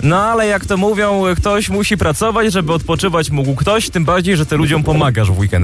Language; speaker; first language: Polish; native; Polish